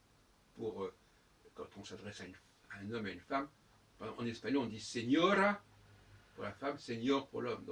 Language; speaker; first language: French; native; French